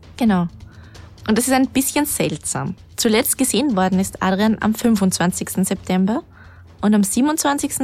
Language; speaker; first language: German; native; German